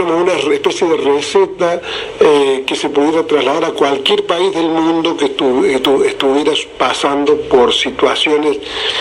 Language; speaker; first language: Spanish; native; Spanish